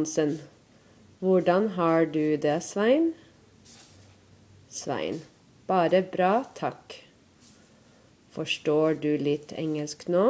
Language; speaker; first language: Norwegian; non-native, learner; English